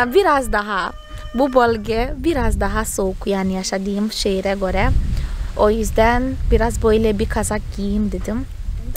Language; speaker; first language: Turkish; non-native, fluent; Portuguese